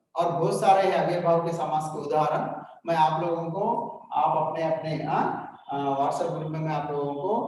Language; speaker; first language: Hindi; non-native, local second language; Telugu